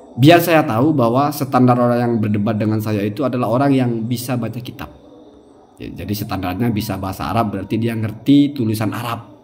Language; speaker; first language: Indonesian; non-native, local second language; Madurese